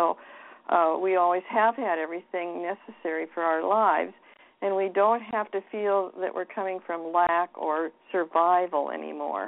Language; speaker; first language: English; native; English